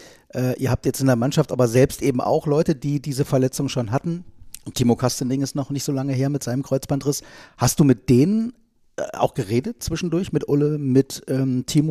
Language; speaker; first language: German; native; German